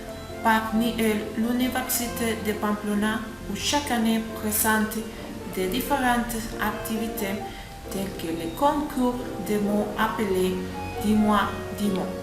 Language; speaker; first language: French; non-native, learner; Spanish